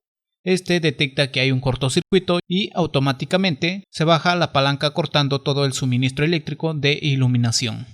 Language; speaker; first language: Spanish; native; Spanish